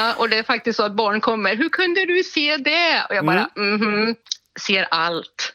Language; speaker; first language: Swedish; native; Swedish